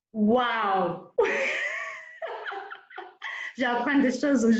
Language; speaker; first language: French; non-native, fluent; English